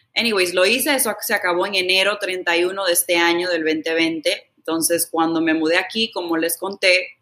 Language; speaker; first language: Spanish; early bilingual, heritage; Spanish